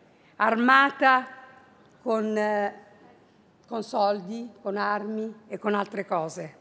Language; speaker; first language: Italian; non-native, fluent; Arabic